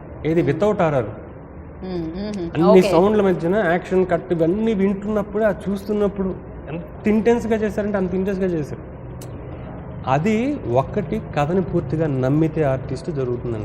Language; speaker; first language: Telugu; native; Telugu